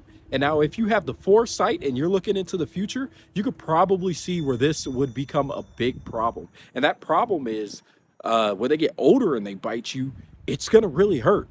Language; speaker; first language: English; native; English